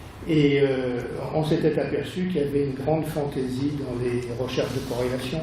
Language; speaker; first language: French; native; French